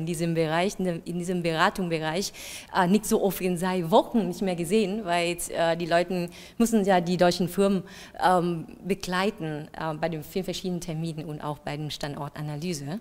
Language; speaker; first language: German; non-native, fluent; Vietnamese